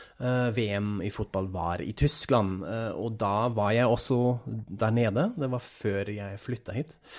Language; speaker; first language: Norwegian; non-native, fluent; German